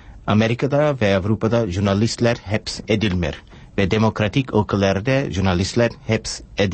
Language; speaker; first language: Turkish; non-native, fluent; English